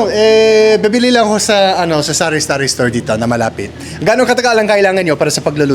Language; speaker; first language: Filipino; non-native, learner; English